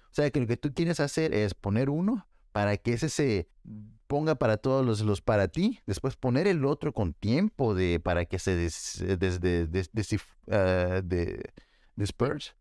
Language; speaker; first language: Spanish; early bilingual, heritage; Spanish